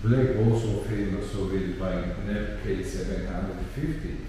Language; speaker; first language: English; non-native, learner; Georgian